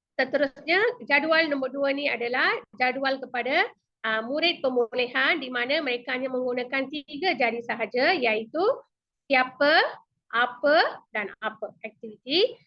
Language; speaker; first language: Malay; non-native, local second language; Tamil